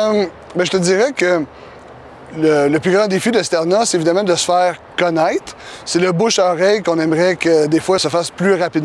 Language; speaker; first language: French; native; French